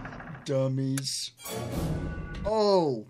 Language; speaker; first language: English; native; English